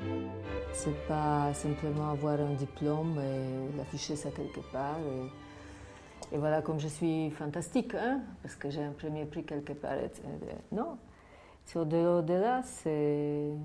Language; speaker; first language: French; non-native, fluent; Polish